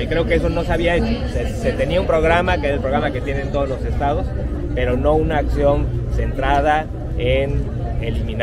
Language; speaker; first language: Spanish; native; Spanish